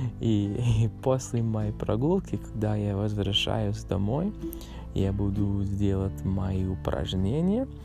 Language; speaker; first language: Russian; non-native, learner; English